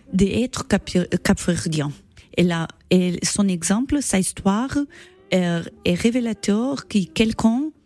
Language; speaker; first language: French; non-native, learner; Portuguese